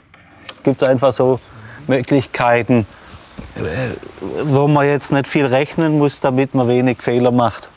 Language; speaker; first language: German; native; German